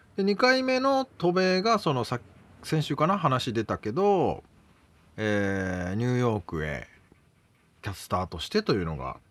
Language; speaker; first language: Japanese; native; Japanese